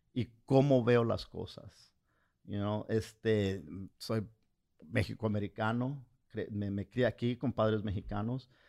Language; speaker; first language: Spanish; early bilingual, heritage; Spanish